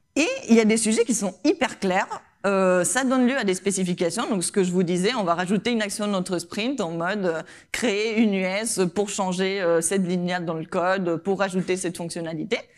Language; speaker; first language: French; non-native, fluent; Spanish